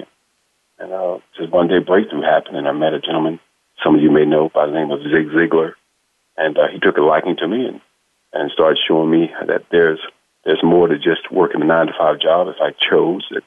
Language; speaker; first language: English; native; English